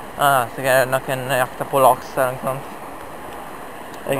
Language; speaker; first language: Swedish; non-native, learner; Norwegian